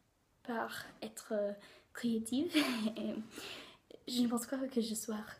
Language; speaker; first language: French; non-native, learner; English